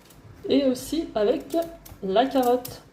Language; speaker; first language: French; native; French